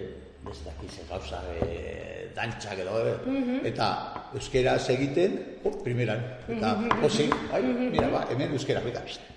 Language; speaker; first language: Basque; non-native, local second language; Spanish